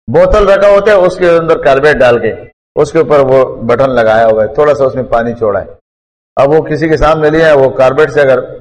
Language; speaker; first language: Urdu; non-native, local second language; Pashto